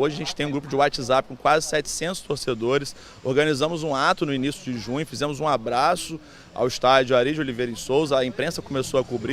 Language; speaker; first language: Portuguese; native; Portuguese